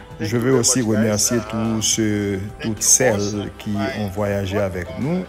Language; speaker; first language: French; non-native, local second language; Haitian Creole